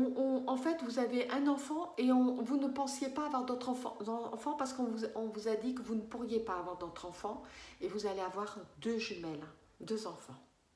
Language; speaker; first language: French; native; French